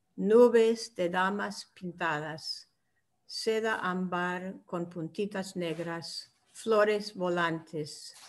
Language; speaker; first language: Spanish; non-native, fluent; English